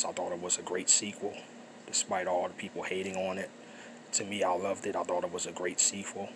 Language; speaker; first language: English; native; English